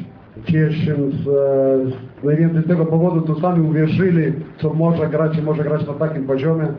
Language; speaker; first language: Polish; non-native, fluent; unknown